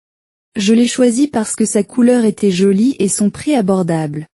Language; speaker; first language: French; non-native, learner; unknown